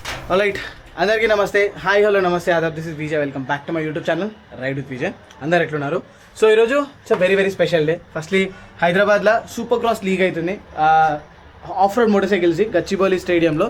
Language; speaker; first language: Telugu; native; Telugu